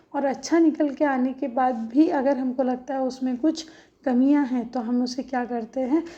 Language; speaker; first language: Hindi; non-native, local second language; Marathi